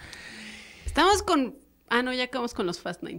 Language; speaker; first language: Spanish; native; Spanish